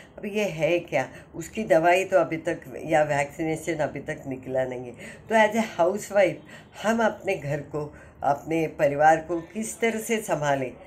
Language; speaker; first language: Hindi; non-native, local second language; Marathi